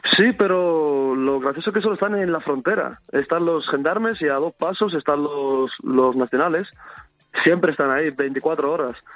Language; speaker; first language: Spanish; early bilingual, other home language; Arabic